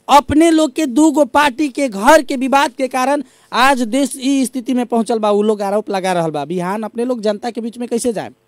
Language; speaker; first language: Bhojpuri; native; Bhojpuri